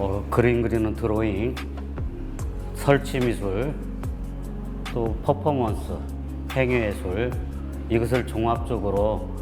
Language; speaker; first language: Korean; native; Korean